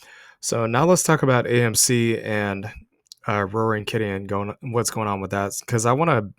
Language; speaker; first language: English; native; English